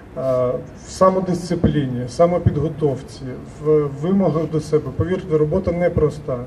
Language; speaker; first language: Ukrainian; native; Ukrainian